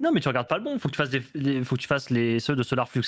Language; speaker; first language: French; native; French